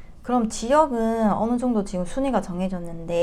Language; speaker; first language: Korean; native; Korean